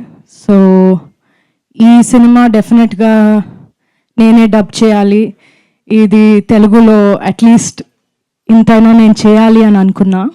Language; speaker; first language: Telugu; non-native, fluent; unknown